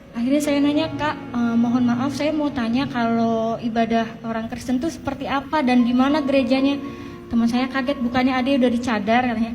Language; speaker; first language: Indonesian; native; Indonesian